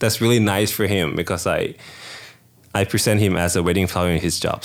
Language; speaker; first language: English; non-native, fluent; Thai